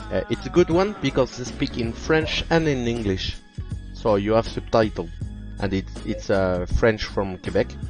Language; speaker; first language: English; non-native, learner; French